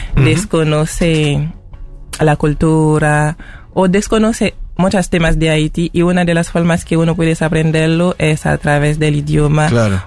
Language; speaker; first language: Spanish; non-native, fluent; Haitian Creole